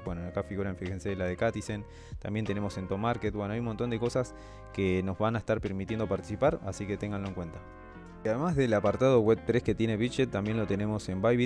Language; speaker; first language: Spanish; native; Spanish